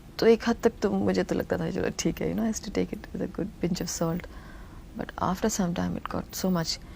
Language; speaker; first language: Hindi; non-native, local second language; Tamil